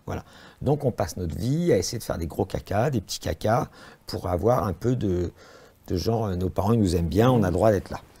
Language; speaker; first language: French; native; French